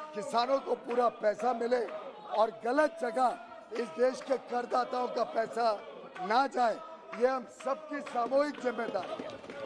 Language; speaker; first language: Hindi; native; Hindi